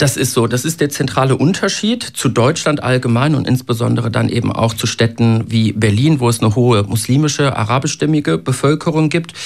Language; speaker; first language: German; native; German